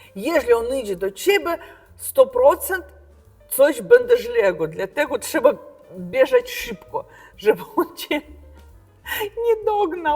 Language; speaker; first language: Polish; non-native, learner; Russian